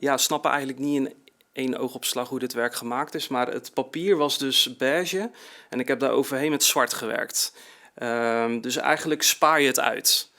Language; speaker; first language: Dutch; native; Dutch